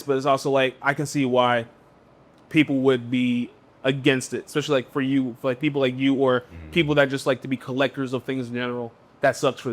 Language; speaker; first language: English; native; English